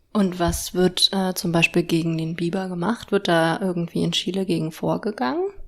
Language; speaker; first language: German; native; German